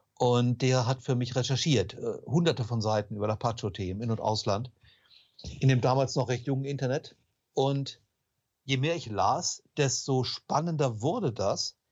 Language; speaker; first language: German; native; German